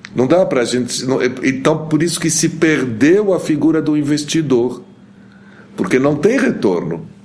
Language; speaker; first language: Portuguese; early bilingual, heritage; Portuguese